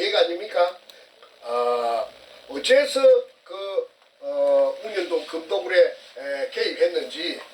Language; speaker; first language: Korean; native; Korean